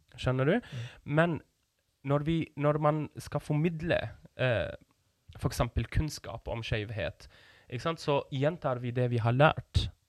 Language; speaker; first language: Norwegian; non-native, fluent; Kurdish